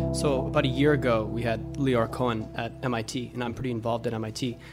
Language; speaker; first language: English; native; English